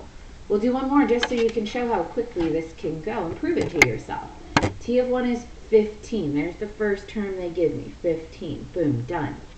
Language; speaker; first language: English; native; English